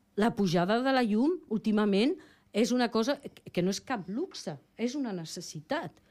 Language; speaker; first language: Catalan; non-native, local second language; Spanish